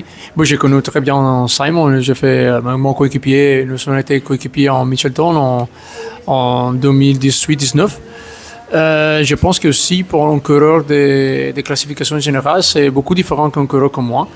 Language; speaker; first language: French; non-native, learner; Italian